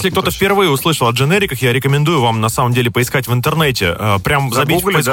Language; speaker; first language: Russian; native; Russian